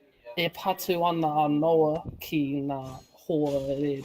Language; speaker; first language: Māori; non-native, local second language; English